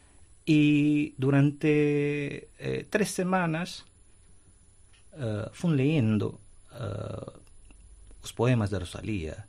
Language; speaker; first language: Galician; non-native, fluent; Hindi